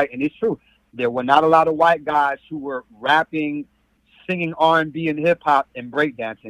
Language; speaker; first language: English; native; English